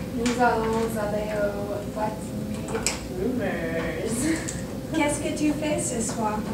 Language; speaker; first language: French; non-native, learner; English